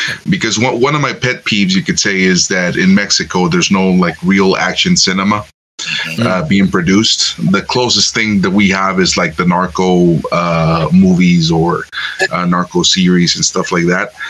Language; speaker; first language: English; non-native, fluent; Spanish